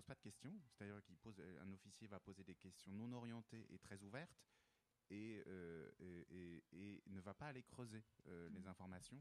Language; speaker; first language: French; native; French